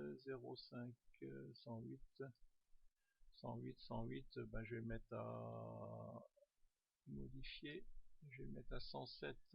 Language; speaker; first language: French; native; French